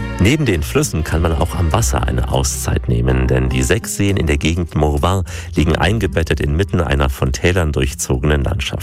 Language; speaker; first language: German; native; German